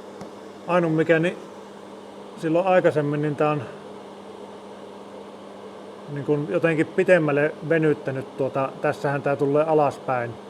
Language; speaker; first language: Finnish; native; Finnish